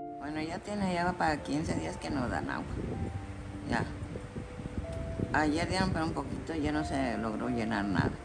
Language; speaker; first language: Spanish; native; Spanish